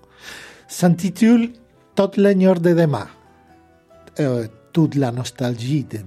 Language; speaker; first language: French; non-native, fluent; Spanish